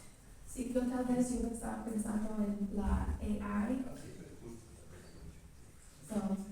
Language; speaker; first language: Spanish; early bilingual, heritage; English